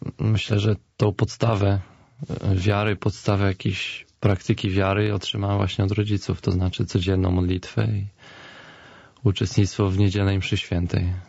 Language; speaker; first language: Polish; native; Polish